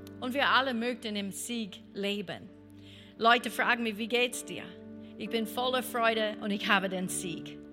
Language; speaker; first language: German; non-native, fluent; English